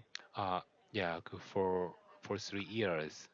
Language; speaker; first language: English; non-native, learner; Korean